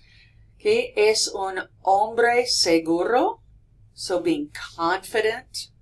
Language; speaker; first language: Spanish; non-native, fluent; English